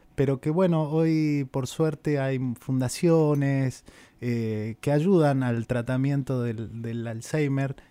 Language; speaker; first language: Spanish; native; Spanish